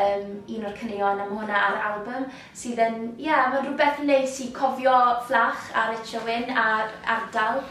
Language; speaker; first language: Welsh; native; Welsh